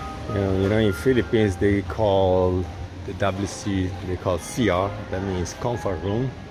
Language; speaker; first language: English; non-native, fluent; Portuguese